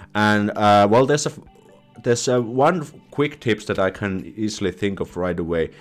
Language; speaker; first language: English; non-native, fluent; Finnish